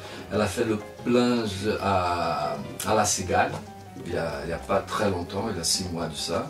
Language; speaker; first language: French; non-native, fluent; Spanish